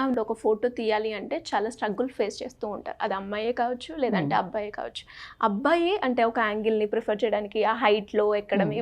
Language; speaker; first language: Telugu; native; Telugu